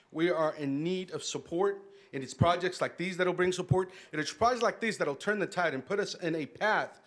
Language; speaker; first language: English; early bilingual, other home language; Spanish